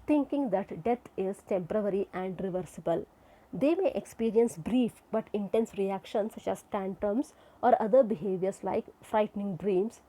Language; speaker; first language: English; non-native, local second language; Kannada